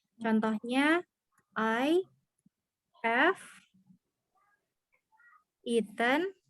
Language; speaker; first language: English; non-native, learner; Indonesian